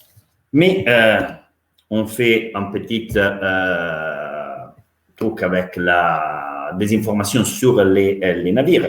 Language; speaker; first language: French; non-native, fluent; Italian